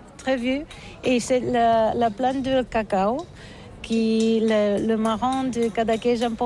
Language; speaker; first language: French; non-native, learner; Catalan